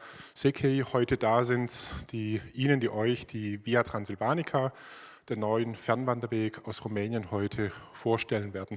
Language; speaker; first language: German; native; German